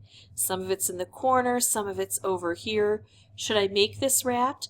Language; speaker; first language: English; native; English